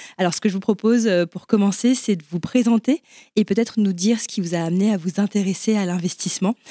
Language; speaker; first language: French; early bilingual, other home language; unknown